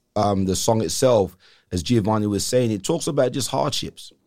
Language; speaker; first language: English; native; English